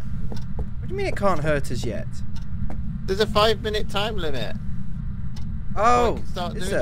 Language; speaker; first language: English; native; English